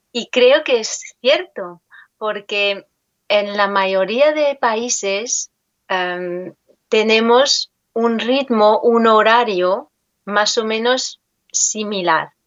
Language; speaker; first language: Spanish; non-native, fluent; French